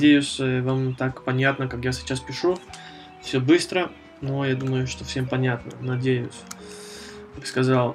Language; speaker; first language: Russian; non-native, fluent; Spanish